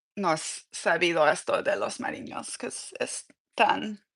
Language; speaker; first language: Spanish; early bilingual, other home language; English